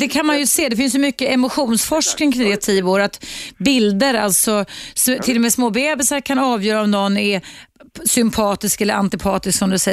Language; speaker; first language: Swedish; native; Swedish